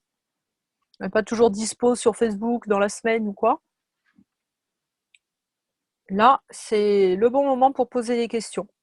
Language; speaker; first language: French; native; French